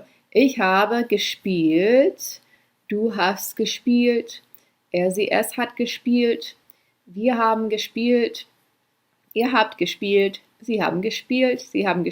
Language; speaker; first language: German; non-native, fluent; English